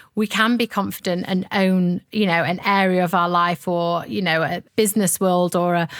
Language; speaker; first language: English; native; English